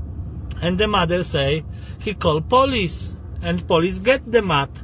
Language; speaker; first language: English; non-native, learner; Polish